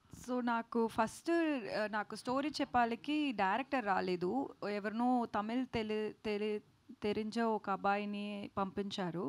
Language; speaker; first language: Telugu; non-native, learner; Tamil